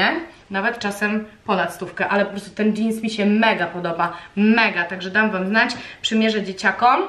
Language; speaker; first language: Polish; native; Polish